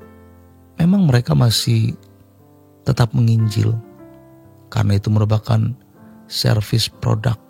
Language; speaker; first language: Indonesian; native; Indonesian